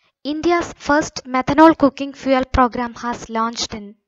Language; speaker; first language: English; non-native, local second language; Malayalam